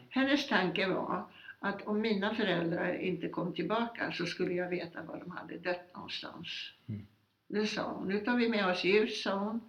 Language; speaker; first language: Swedish; early bilingual, other home language; Polish